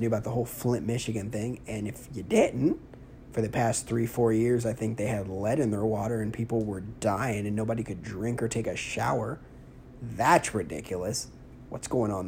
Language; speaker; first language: English; native; English